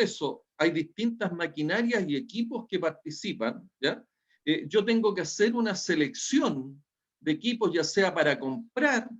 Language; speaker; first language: Spanish; native; Spanish